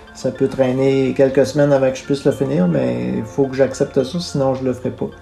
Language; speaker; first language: French; native; French